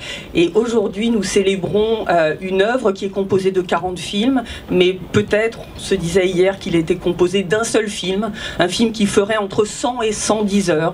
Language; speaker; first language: French; native; French